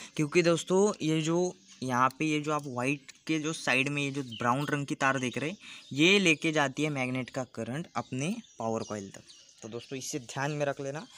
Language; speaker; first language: Hindi; non-native, local second language; Marathi